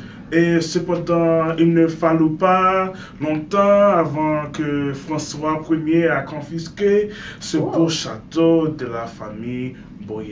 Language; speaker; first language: French; non-native, learner; English